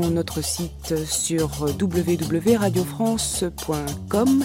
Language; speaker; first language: French; native; French